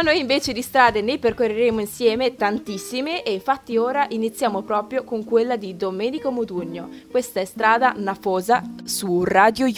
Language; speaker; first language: Italian; native; Italian